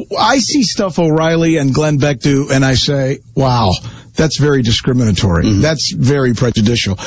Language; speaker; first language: English; early bilingual, other home language; Spanish